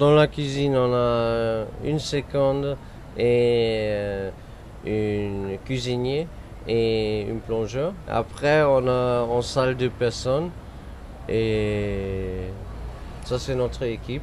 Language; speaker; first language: French; non-native, fluent; German